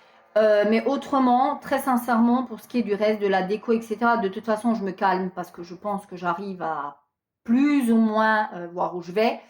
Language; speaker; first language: French; native; French